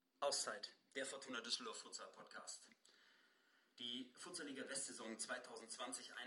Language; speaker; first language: German; native; German